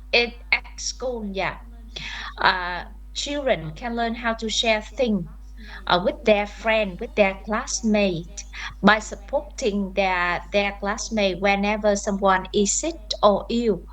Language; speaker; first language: English; non-native, fluent; Vietnamese